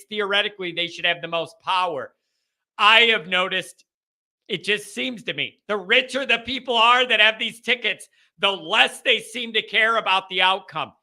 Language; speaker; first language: English; native; English